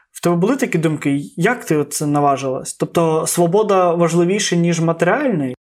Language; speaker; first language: Ukrainian; non-native, local second language; Russian